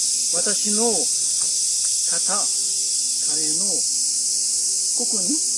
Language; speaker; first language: Japanese; non-native, fluent; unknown